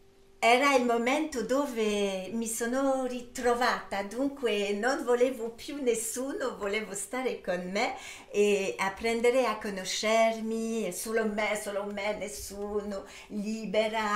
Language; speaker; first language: Italian; early bilingual, heritage; French